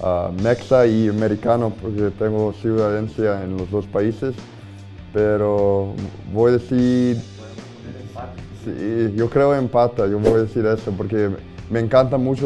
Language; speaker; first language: Spanish; early bilingual, heritage; Spanish